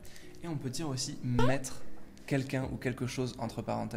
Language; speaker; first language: French; native; French